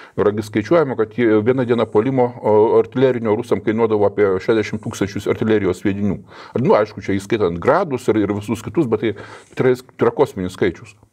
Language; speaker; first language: Lithuanian; native; Lithuanian